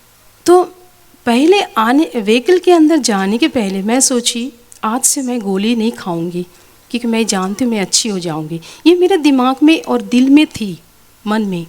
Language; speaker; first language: Hindi; non-native, local second language; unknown